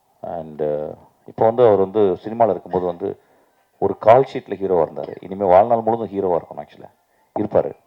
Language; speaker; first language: Tamil; native; Tamil